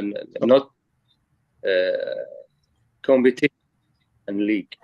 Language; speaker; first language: English; non-native, learner; Arabic